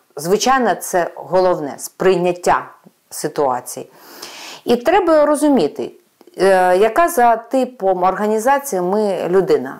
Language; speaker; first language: Ukrainian; non-native, local second language; Russian